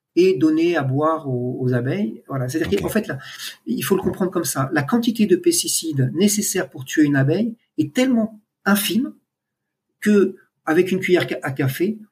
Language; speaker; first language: French; native; French